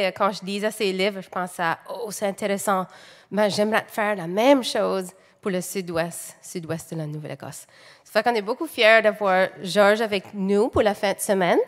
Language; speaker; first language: French; native; French